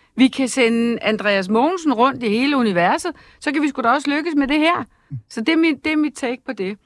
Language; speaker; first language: Danish; native; Danish